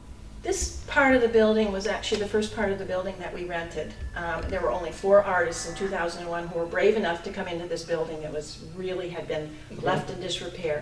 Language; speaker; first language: English; native; English